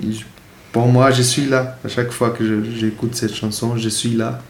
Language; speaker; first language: French; non-native, fluent; Portuguese